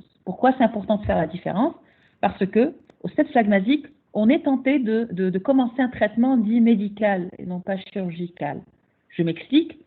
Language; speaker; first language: French; non-native, local second language; Arabic